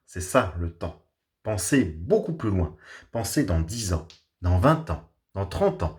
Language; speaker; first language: French; native; French